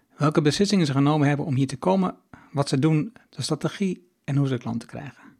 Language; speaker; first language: Dutch; native; Dutch